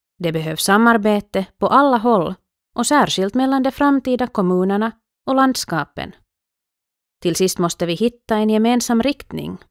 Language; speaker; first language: Swedish; native; Swedish